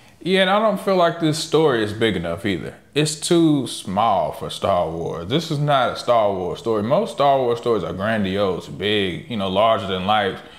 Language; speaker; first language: English; native; English